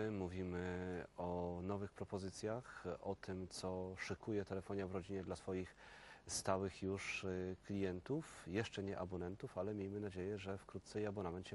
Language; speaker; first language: Polish; native; Polish